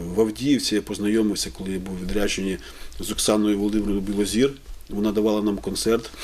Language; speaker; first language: Ukrainian; native; Ukrainian